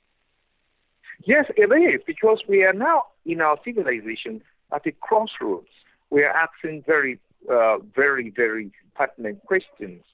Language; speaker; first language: English; non-native, local second language; Igbo